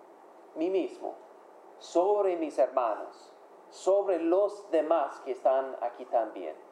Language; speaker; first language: Spanish; non-native, fluent; English